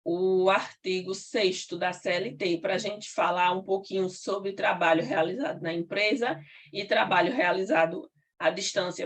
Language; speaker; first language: Portuguese; native; Portuguese